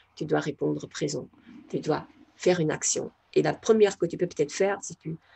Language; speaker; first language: French; non-native, fluent; German